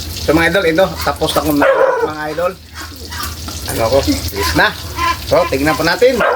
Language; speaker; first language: Filipino; non-native, local second language; Cebuano